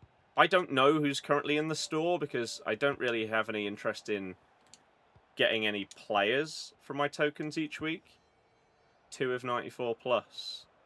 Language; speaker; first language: English; native; English